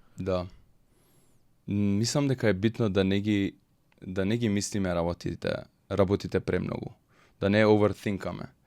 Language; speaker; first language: Macedonian; early bilingual, heritage; Macedonian